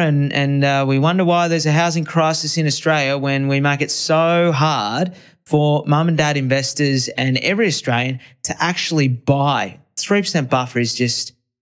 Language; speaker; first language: English; native; English